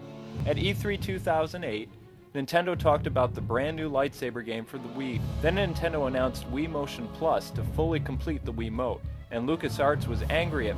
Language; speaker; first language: English; native; English